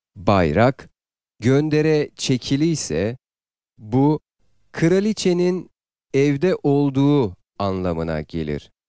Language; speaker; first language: Turkish; native; Turkish